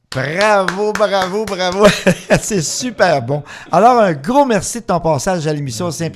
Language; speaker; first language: French; native; French